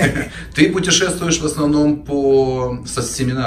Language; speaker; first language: Russian; native; Russian